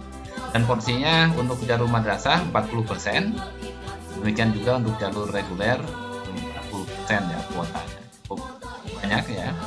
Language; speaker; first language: Indonesian; native; Indonesian